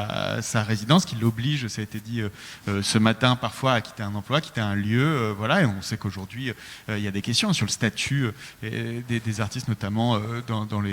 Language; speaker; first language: French; native; French